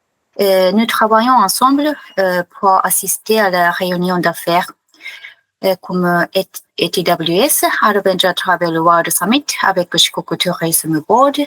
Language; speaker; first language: French; non-native, fluent; Japanese